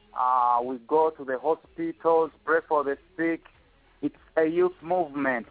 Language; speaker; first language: English; non-native, local second language; Ganda